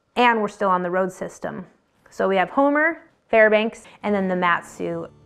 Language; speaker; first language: English; native; English